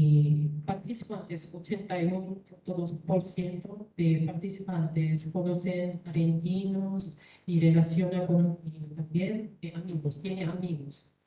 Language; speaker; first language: Spanish; non-native, learner; Korean